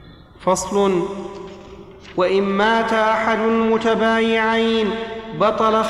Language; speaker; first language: Arabic; native; Arabic